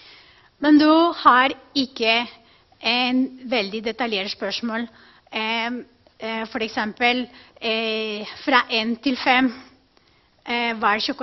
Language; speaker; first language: Norwegian; non-native, fluent; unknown